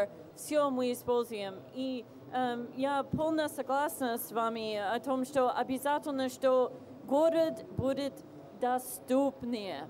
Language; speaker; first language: Russian; non-native, fluent; English